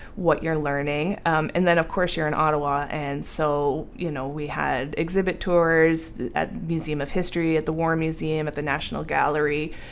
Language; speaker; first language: English; native; English